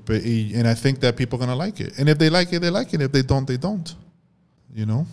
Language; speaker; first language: English; early bilingual, other home language; Spanish